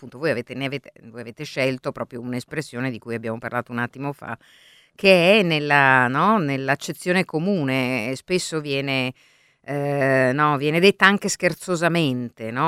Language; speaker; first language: Italian; native; Italian